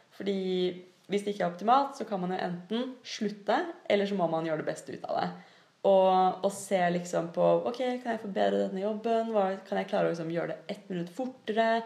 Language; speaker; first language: Norwegian; native; Norwegian